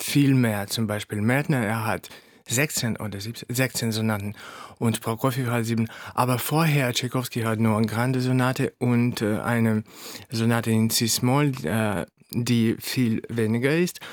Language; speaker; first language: German; non-native, fluent; Russian